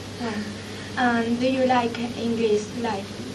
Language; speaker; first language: English; non-native, learner; Spanish